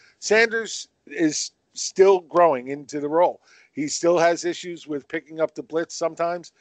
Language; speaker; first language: English; native; English